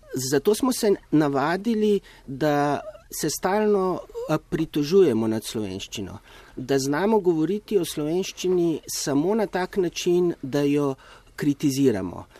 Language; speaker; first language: Slovenian; native; Slovenian